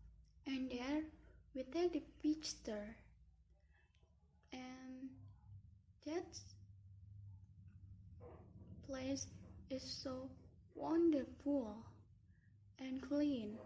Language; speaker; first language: English; non-native, learner; Indonesian